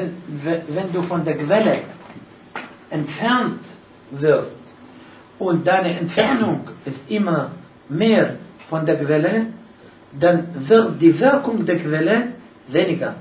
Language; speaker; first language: German; non-native, fluent; Arabic